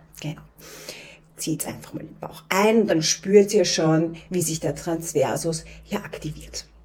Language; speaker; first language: German; native; German